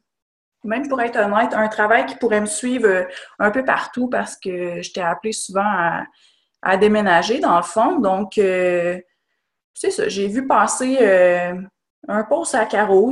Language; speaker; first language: French; native; French